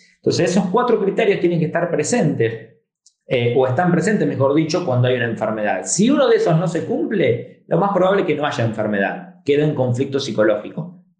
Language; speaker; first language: Spanish; native; Spanish